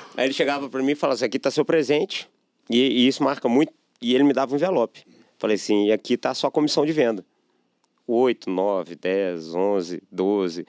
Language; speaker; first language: Portuguese; native; Portuguese